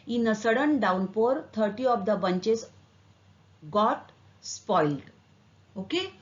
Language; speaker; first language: English; non-native, local second language; Marathi